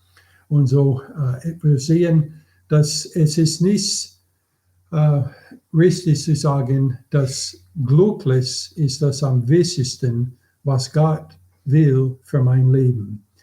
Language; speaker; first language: German; non-native, fluent; English